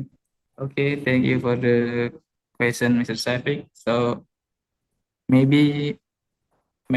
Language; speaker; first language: English; non-native, learner; Indonesian